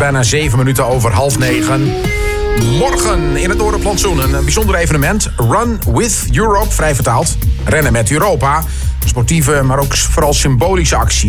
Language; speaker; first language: Dutch; native; Dutch